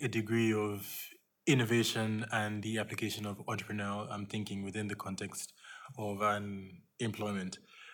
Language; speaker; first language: English; non-native, local second language; Yoruba